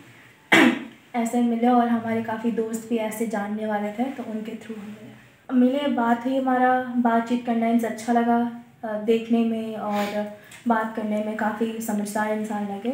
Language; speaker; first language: Hindi; early bilingual, heritage; Hindi